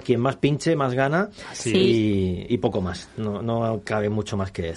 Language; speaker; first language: Spanish; native; Spanish